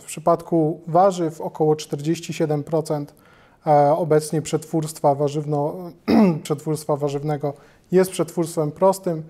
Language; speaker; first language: Polish; native; Polish